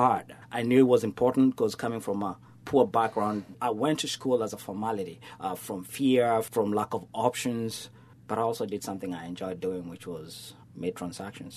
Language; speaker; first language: English; non-native, local second language; Kikuyu